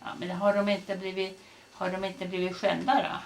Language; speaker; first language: Swedish; early bilingual, other home language; Estonian